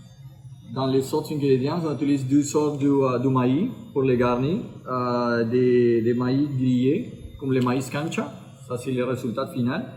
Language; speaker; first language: French; non-native, fluent; Spanish